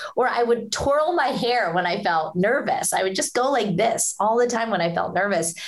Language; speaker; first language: English; early bilingual, other home language; Hindi